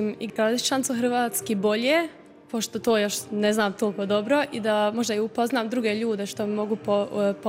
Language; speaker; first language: Croatian; non-native, fluent; German